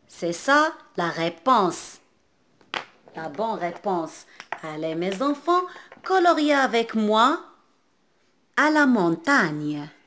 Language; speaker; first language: French; non-native, local second language; Arabic